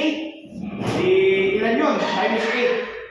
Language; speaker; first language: Filipino; native; Filipino